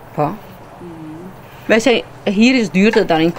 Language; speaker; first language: Albanian; early bilingual, heritage; Albanian